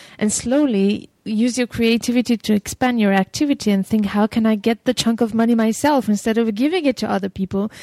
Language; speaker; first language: English; non-native, fluent; French